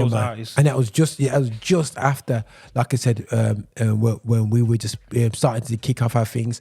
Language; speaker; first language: English; native; English